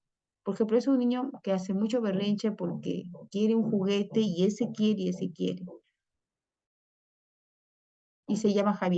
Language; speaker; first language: Spanish; native; Spanish